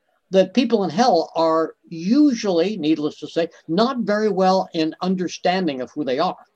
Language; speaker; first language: English; native; English